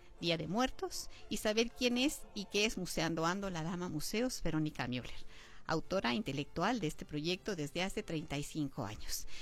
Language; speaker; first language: Spanish; native; Spanish